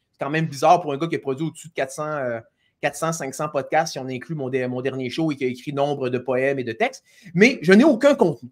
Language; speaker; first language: French; native; French